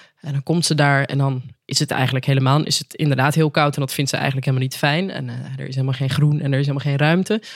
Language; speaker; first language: Dutch; native; Dutch